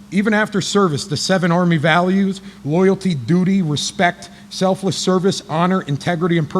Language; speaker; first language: English; native; English